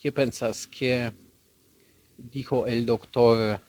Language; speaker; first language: Spanish; non-native, learner; Polish